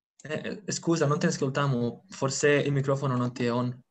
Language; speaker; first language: Italian; non-native, learner; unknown